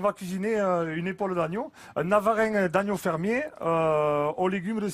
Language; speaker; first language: French; native; French